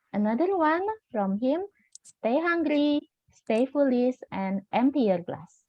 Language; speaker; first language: English; non-native, fluent; Indonesian